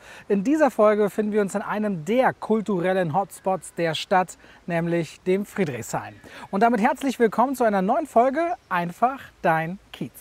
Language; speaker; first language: German; native; German